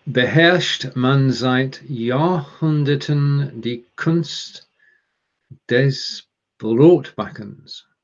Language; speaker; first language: German; non-native, learner; English